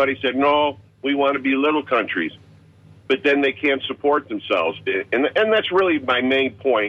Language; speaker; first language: English; native; English